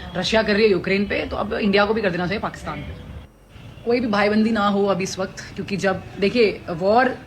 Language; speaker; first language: Hindi; native; Hindi